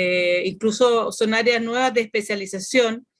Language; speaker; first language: Spanish; native; Spanish